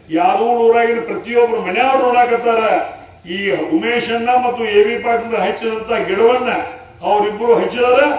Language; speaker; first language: Kannada; native; Kannada